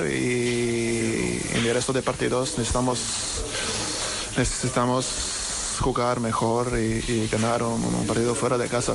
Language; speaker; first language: Spanish; non-native, learner; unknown